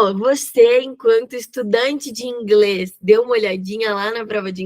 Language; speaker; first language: Portuguese; native; Portuguese